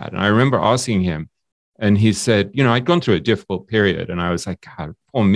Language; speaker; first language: English; native; English